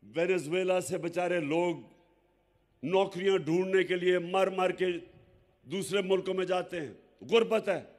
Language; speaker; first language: Urdu; native; Urdu